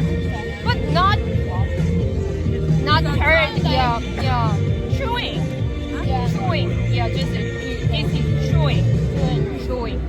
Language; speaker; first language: English; non-native, learner; Korean